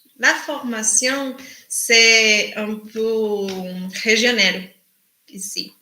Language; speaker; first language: French; non-native, learner; Spanish